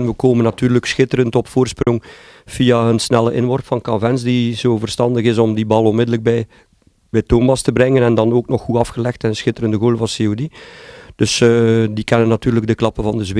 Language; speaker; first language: Dutch; native; Dutch